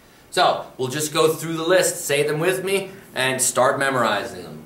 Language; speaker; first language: English; native; English